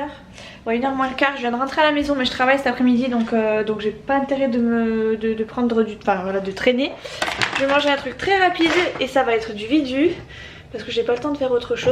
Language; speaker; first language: French; native; French